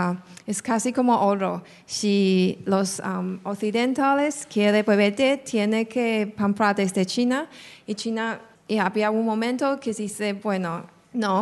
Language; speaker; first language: Spanish; non-native, fluent; Chinese